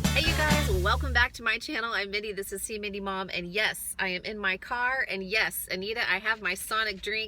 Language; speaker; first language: English; native; English